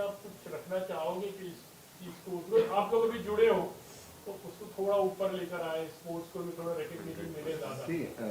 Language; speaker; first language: Hindi; native; Hindi